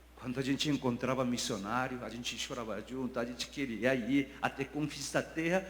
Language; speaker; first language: Portuguese; non-native, fluent; Korean